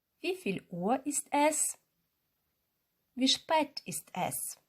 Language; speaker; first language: German; non-native, fluent; Ukrainian